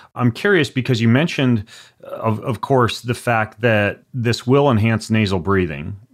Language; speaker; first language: English; native; English